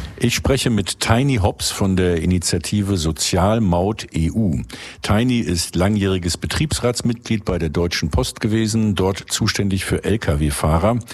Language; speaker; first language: German; native; German